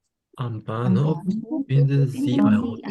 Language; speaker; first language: German; non-native, learner; Korean